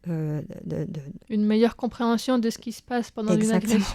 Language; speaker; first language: French; native; French